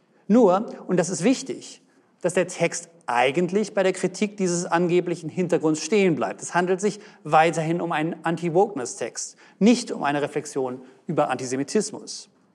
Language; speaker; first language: German; native; German